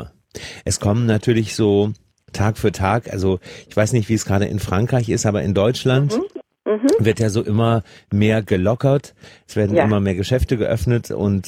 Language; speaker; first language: German; native; German